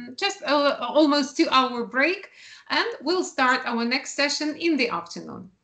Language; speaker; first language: English; non-native, fluent; Ukrainian